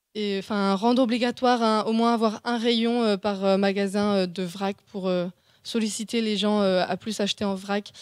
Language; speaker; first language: French; native; French